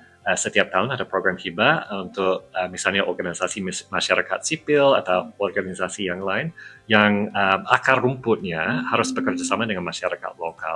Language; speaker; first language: Indonesian; non-native, fluent; English